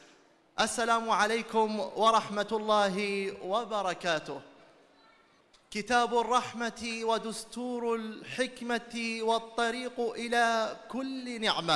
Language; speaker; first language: Arabic; native; Arabic